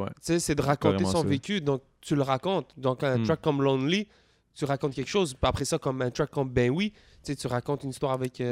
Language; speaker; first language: French; native; French